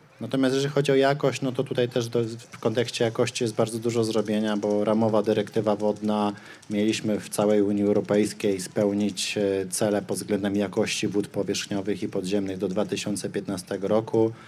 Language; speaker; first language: Polish; native; Polish